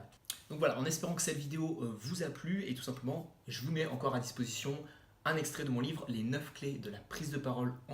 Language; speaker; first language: French; native; French